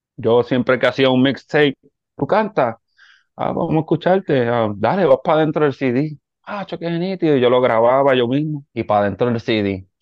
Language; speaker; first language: Spanish; native; Spanish